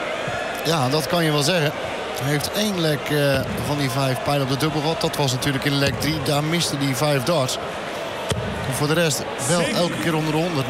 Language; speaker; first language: Dutch; native; Dutch